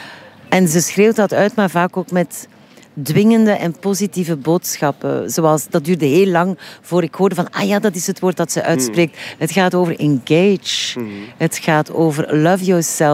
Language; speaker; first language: Dutch; native; Dutch